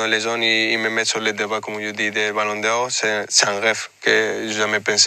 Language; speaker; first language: French; non-native, fluent; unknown